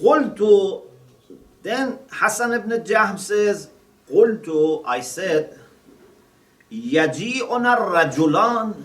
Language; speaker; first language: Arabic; non-native, fluent; Persian